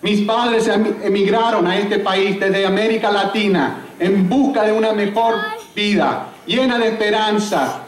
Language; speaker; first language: Spanish; early bilingual, heritage; Spanish